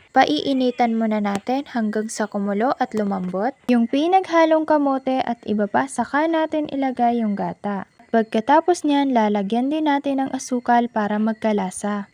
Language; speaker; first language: Filipino; non-native, local second language; Maranao